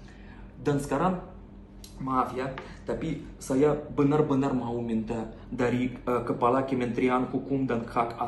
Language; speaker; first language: Indonesian; non-native, learner; Russian